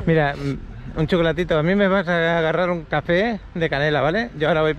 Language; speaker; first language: Spanish; native; Spanish